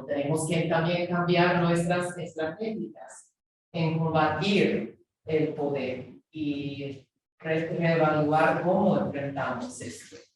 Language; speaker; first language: Spanish; non-native, fluent; English